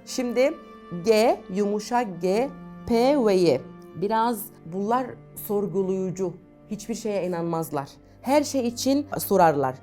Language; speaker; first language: Turkish; non-native, fluent; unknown